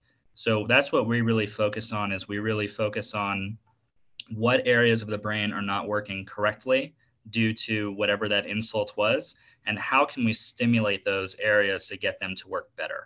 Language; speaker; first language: English; native; English